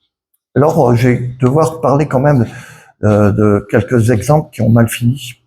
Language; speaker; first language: French; native; French